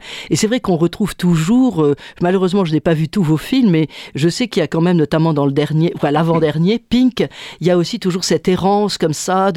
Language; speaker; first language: French; native; French